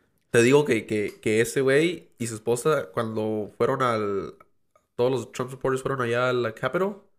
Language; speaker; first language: Spanish; early bilingual, heritage; Spanish